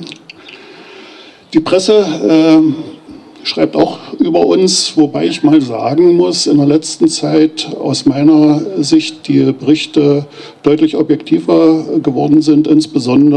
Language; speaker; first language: German; native; German